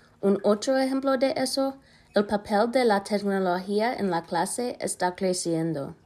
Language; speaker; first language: Spanish; non-native, learner; English